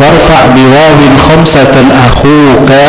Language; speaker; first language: Arabic; non-native, fluent; Indonesian